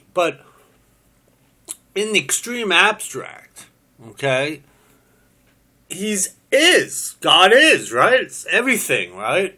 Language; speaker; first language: English; native; English